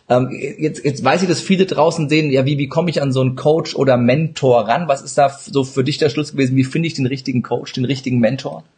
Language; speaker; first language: German; early bilingual, other home language; Turkish